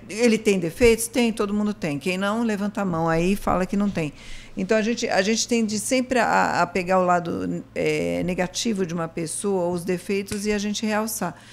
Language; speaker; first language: Portuguese; native; Portuguese